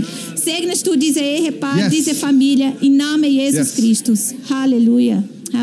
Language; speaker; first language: German; non-native, fluent; Portuguese